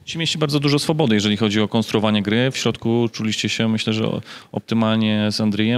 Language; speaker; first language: Polish; native; Polish